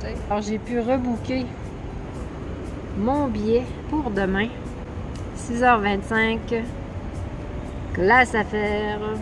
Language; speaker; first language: French; native; French